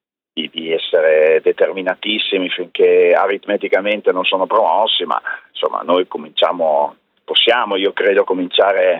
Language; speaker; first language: Italian; native; Italian